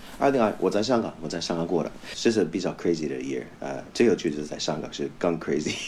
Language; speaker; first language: Chinese; non-native, fluent; English